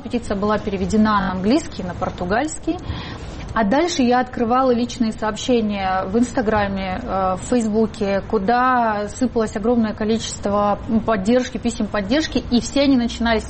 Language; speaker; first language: Russian; native; Russian